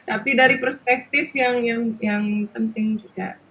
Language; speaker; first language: Indonesian; non-native, local second language; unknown